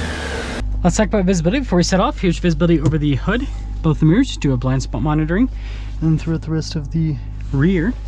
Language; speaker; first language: English; native; English